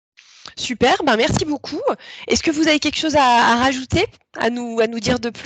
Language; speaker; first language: French; native; French